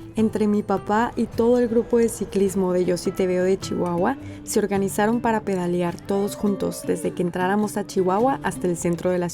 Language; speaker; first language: Spanish; native; Spanish